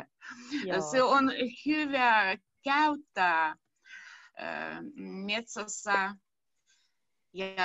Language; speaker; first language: Finnish; non-native, learner; Russian